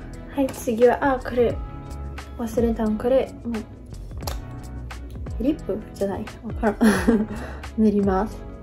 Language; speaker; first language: Japanese; non-native, learner; Portuguese